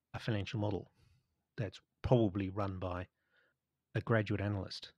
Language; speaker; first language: English; native; English